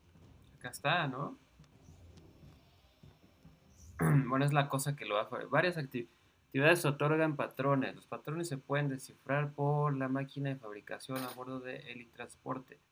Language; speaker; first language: Spanish; native; Spanish